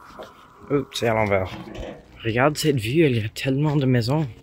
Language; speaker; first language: French; non-native, local second language; English